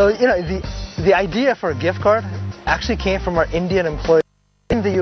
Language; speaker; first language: English; native; English